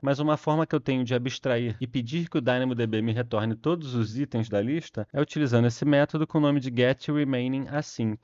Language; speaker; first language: Portuguese; native; Portuguese